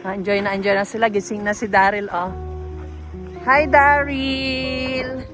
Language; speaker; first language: Filipino; native; Filipino